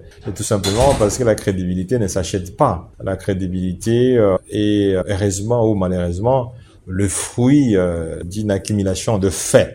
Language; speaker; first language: French; non-native, local second language; Swahili